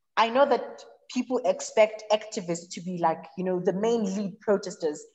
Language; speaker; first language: English; non-native, local second language; Zulu